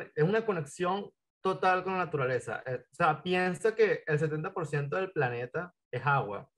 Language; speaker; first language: Spanish; native; Spanish